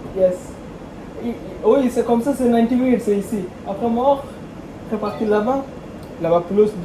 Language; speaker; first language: French; non-native, learner; Bangla